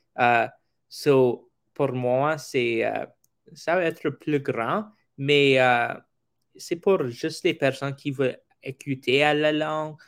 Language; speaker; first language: French; non-native, local second language; English